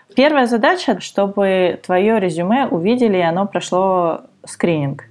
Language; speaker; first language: Russian; native; Russian